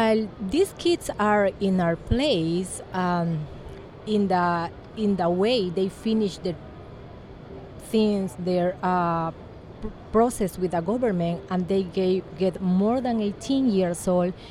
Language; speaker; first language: English; non-native, learner; Spanish